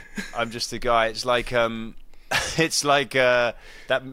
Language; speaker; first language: English; native; English